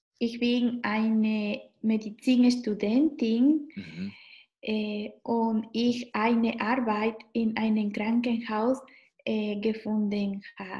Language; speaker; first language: German; non-native, learner; Spanish